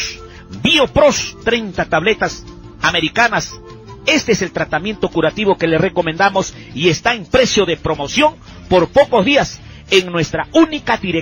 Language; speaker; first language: Spanish; native; Spanish